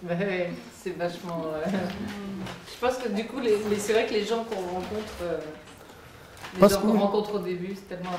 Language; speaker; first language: French; native; French